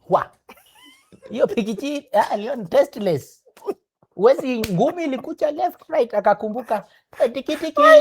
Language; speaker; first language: Swahili; native; Swahili